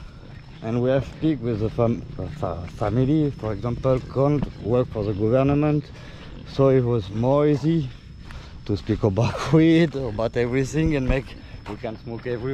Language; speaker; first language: English; non-native, learner; French